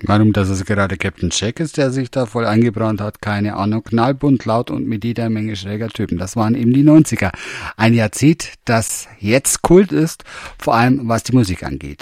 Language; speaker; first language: German; native; German